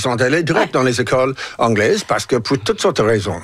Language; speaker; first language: French; non-native, local second language; English